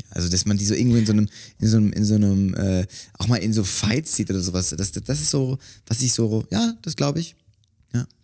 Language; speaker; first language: German; native; German